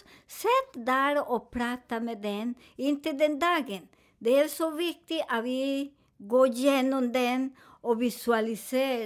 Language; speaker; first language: Swedish; non-native, fluent; Spanish